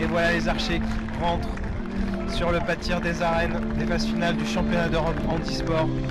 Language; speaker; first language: French; native; French